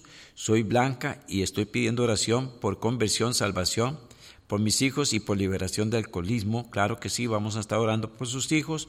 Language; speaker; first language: Spanish; native; Spanish